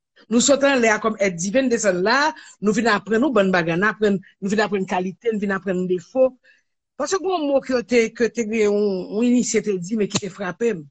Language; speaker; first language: French; non-native, local second language; Haitian Creole